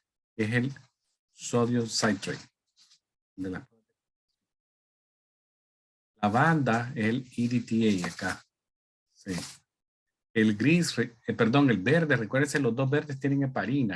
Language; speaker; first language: Spanish; native; Spanish